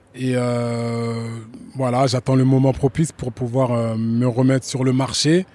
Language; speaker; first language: French; native; French